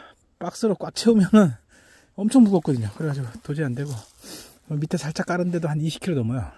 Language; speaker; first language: Korean; native; Korean